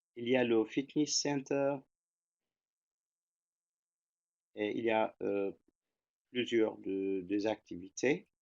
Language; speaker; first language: French; non-native, fluent; Turkish